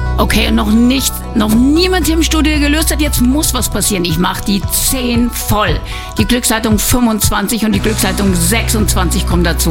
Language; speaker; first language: German; native; German